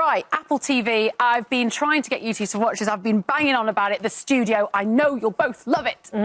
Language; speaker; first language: English; native; English